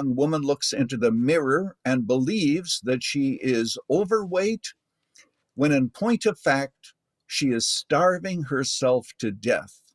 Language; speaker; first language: English; native; English